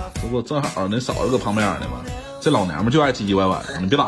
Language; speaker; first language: Chinese; native; Chinese